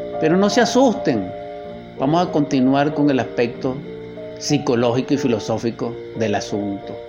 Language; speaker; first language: Spanish; native; Spanish